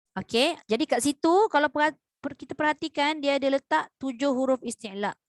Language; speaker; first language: Malay; native; Malay